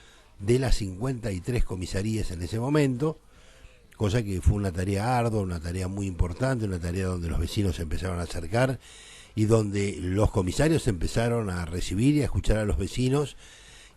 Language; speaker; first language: Spanish; native; Spanish